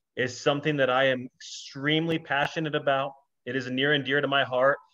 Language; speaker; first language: English; native; English